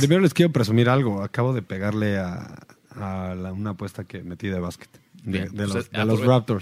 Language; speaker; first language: Spanish; native; Spanish